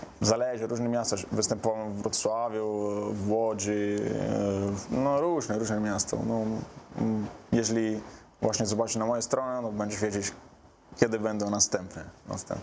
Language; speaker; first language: Polish; non-native, learner; Italian